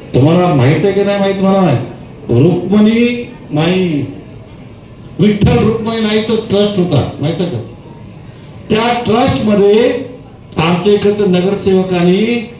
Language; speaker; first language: Marathi; non-native, local second language; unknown